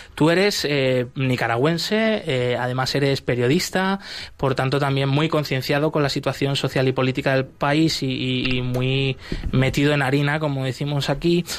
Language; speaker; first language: Spanish; native; Spanish